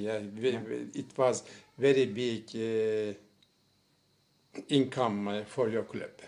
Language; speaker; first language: English; non-native, learner; Turkish